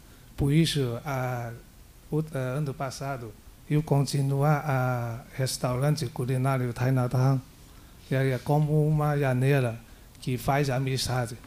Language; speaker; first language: Portuguese; non-native, learner; Chinese